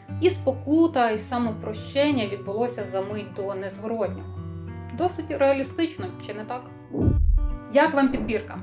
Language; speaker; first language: Ukrainian; native; Ukrainian